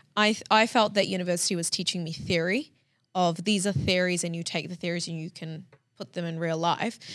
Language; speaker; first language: English; early bilingual, other home language; Hindi